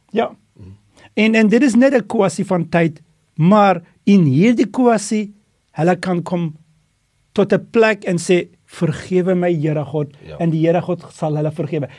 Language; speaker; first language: Afrikaans; non-native, fluent; Dutch